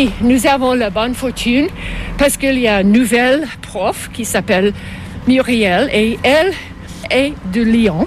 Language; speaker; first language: French; non-native, local second language; English